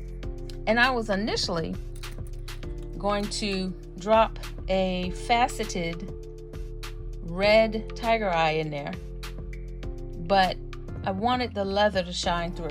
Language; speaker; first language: English; native; English